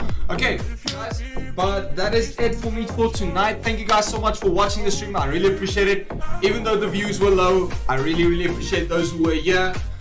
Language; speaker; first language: English; non-native, local second language; Afrikaans